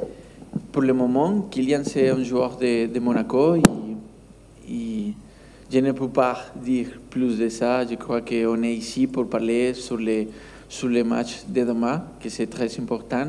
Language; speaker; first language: French; non-native, learner; Spanish